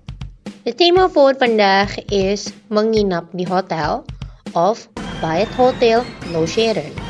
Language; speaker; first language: Dutch; non-native, learner; Indonesian